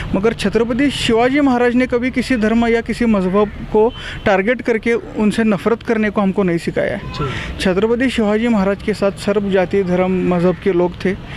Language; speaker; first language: Hindi; non-native, local second language; Marathi